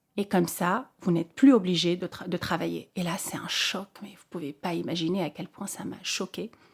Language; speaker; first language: French; non-native, local second language; Arabic